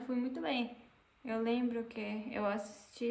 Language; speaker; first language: Portuguese; non-native, fluent; German